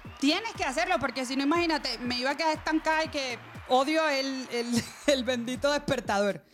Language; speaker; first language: Spanish; native; Spanish